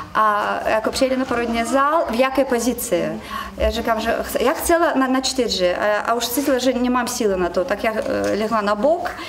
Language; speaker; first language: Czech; non-native, learner; Russian